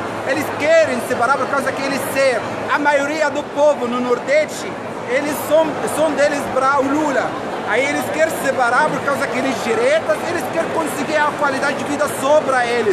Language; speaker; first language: Portuguese; non-native, learner; Arabic